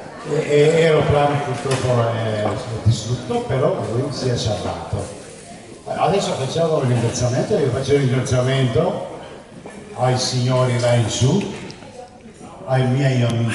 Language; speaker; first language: Italian; non-native, fluent; Hungarian